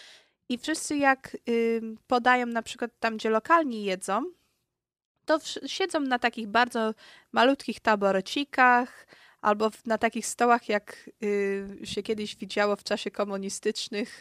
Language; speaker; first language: Polish; early bilingual, heritage; Polish